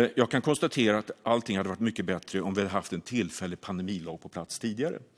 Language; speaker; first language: Swedish; native; Swedish